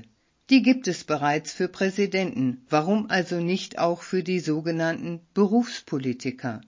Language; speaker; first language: German; native; German